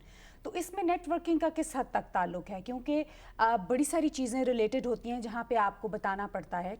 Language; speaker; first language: Urdu; native; Urdu